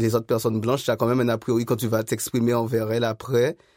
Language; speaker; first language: French; native; French